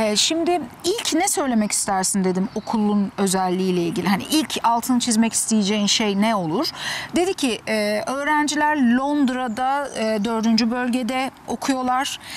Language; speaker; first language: Turkish; native; Turkish